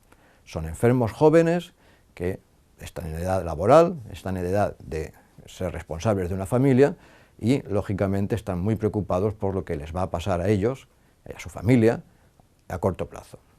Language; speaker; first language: Spanish; native; Spanish